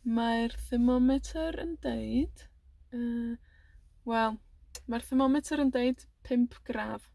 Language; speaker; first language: Welsh; native; Welsh